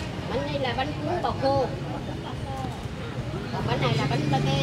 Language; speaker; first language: Vietnamese; native; Vietnamese